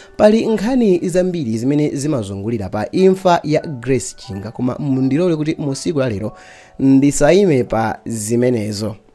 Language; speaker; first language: Nyanja; native; Nyanja